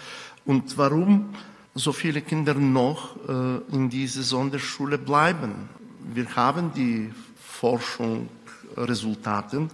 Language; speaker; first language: German; non-native, fluent; Bulgarian